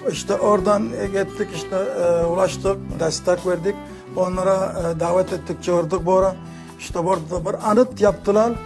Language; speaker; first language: Turkish; early bilingual, heritage; Turkish